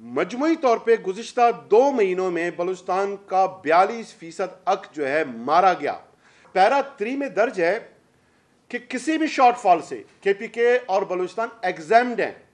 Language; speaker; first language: Urdu; non-native, local second language; Baluchi